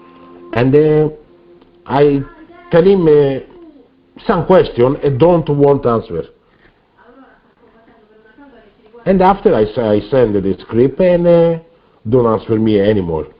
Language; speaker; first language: English; non-native, learner; Italian